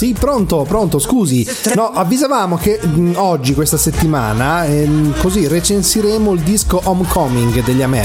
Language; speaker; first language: Italian; native; Italian